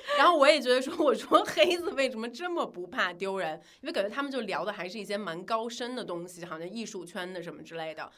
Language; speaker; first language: Chinese; native; Chinese